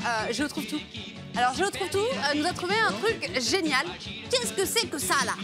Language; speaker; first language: French; native; French